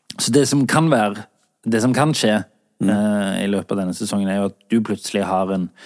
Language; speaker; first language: Norwegian; native; Norwegian